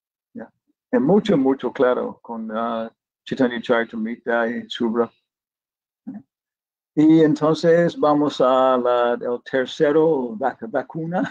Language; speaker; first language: Spanish; non-native, fluent; English